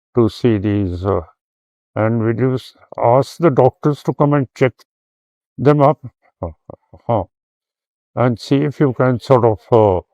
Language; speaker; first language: English; non-native, local second language; Punjabi